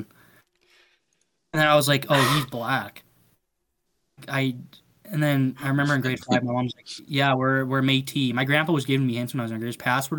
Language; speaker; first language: English; native; English